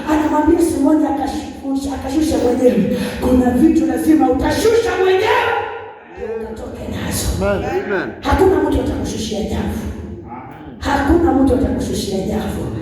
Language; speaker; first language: Swahili; non-native, local second language; Luyia